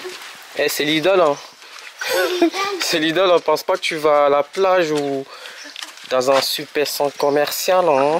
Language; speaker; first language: French; native; French